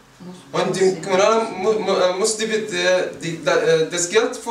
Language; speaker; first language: German; non-native, learner; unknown